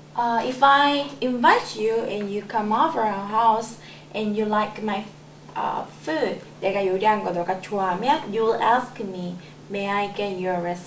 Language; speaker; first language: English; non-native, learner; Korean